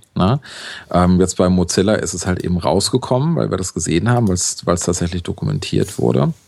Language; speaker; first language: German; native; German